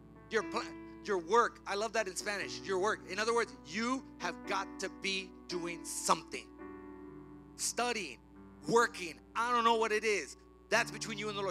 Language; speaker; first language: English; early bilingual, other home language; Spanish